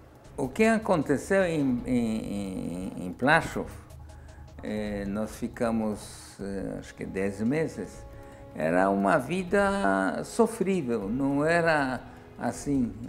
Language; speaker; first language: Portuguese; non-native, fluent; Polish